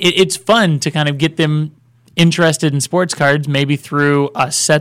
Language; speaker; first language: English; native; English